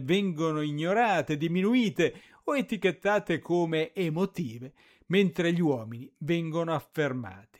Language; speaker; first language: Italian; native; Italian